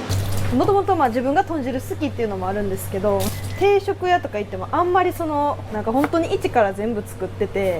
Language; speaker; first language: Japanese; native; Japanese